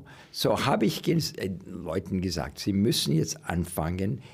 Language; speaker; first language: German; non-native, learner; English